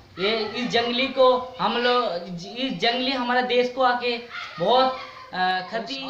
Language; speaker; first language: Hindi; non-native, local second language; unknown